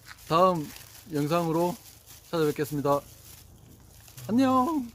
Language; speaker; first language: Korean; native; Korean